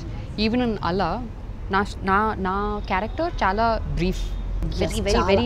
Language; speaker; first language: Telugu; non-native, learner; Tamil